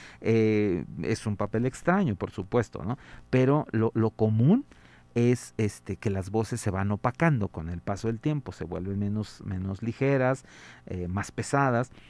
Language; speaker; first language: Spanish; native; Spanish